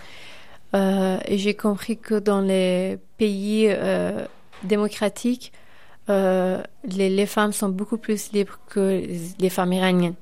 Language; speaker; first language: French; non-native, fluent; Persian